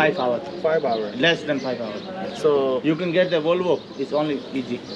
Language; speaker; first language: English; non-native, learner; Hindi